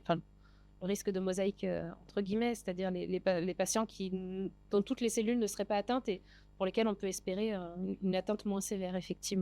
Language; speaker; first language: French; native; French